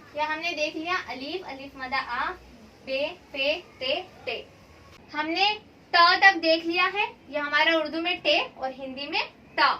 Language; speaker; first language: Hindi; native; Hindi